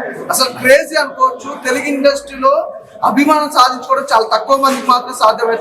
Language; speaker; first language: Telugu; native; Telugu